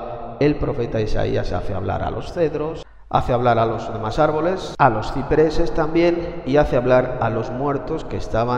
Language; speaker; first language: Spanish; native; Spanish